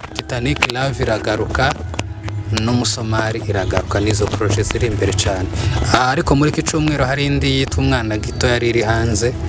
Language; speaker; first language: Kinyarwanda; native; Kinyarwanda